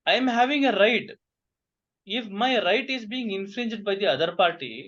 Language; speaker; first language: English; non-native, local second language; Kannada